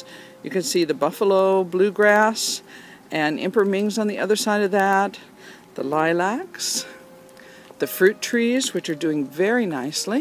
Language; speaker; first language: English; native; English